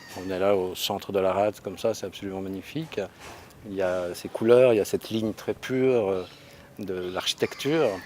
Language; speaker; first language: French; native; French